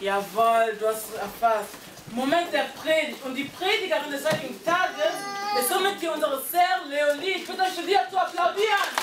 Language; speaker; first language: German; early bilingual, heritage; German